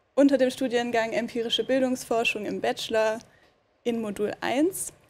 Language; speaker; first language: German; native; German